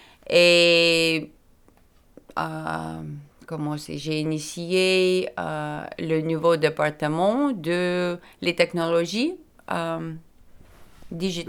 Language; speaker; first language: French; non-native, learner; Lithuanian